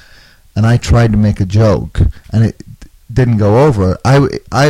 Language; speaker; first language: English; native; English